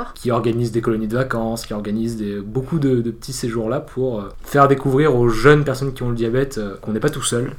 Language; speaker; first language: French; native; French